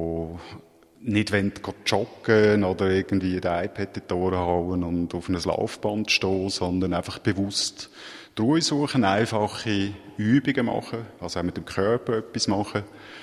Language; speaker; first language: German; native; German